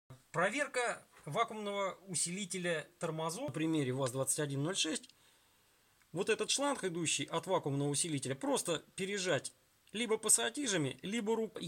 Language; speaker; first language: Russian; native; Russian